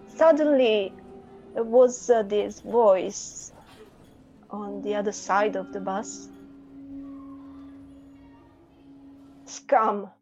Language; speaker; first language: English; non-native, fluent; Italian